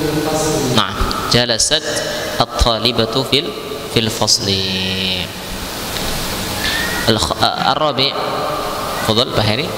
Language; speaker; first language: Arabic; non-native, fluent; Indonesian